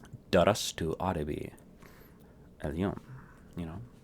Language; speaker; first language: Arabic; non-native, fluent; English